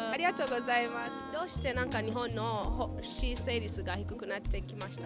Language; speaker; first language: Japanese; non-native, learner; English